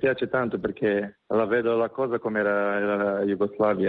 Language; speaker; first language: Italian; non-native, fluent; Macedonian